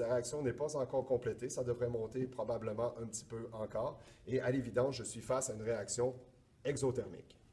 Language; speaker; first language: French; native; French